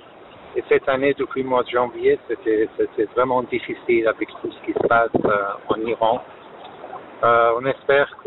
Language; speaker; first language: French; non-native, fluent; Persian